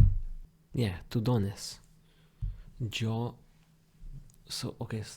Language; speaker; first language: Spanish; non-native, learner; English